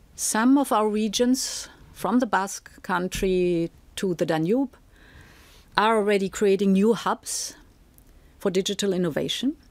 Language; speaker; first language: English; non-native, fluent; German